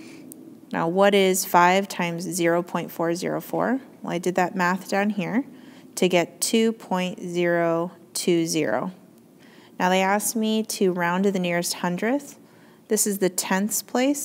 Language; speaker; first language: English; native; English